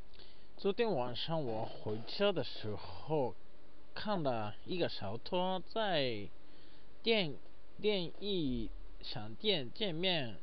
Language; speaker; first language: Chinese; non-native, learner; Japanese